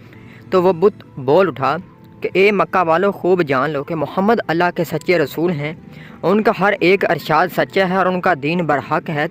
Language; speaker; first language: Urdu; native; Urdu